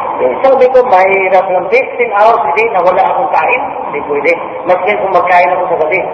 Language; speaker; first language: Filipino; non-native, local second language; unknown